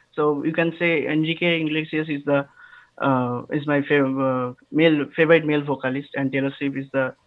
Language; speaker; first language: English; non-native, local second language; Bangla